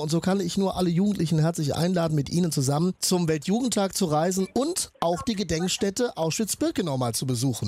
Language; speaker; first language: German; native; German